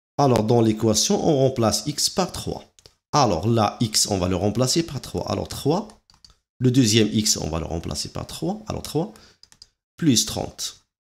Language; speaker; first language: French; non-native, local second language; Arabic